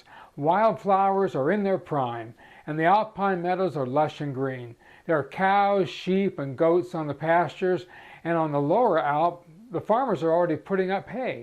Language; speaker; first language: English; native; English